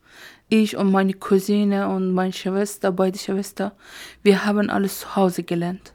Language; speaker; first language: German; non-native, learner; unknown